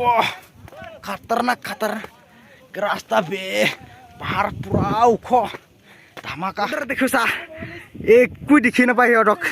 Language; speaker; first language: Hindi; non-native, local second language; Assamese